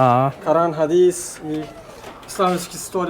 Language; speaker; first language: Russian; non-native, local second language; Uzbek